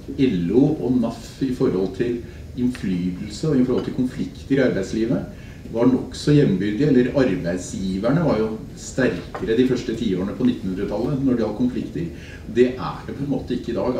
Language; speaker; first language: Norwegian; native; Norwegian